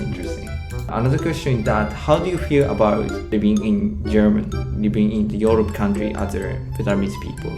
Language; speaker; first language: English; non-native, learner; Japanese